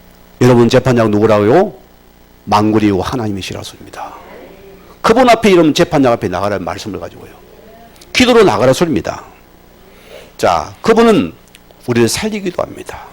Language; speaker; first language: Korean; native; Korean